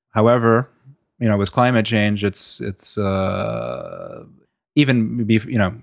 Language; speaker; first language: English; native; English